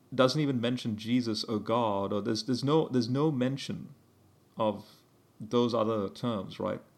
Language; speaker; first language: English; early bilingual, heritage; English